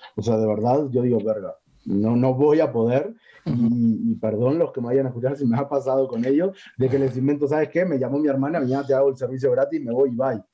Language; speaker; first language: Spanish; native; Spanish